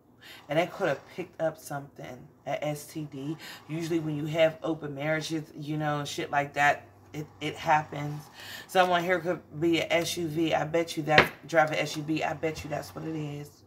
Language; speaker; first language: English; native; English